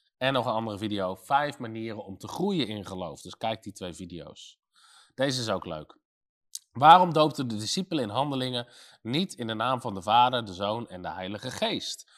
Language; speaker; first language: Dutch; native; Dutch